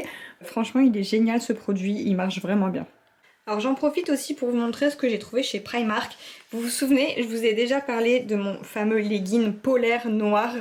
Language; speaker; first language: French; native; French